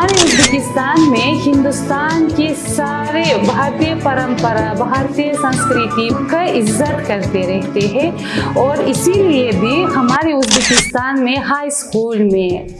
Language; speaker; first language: Hindi; non-native, fluent; Uzbek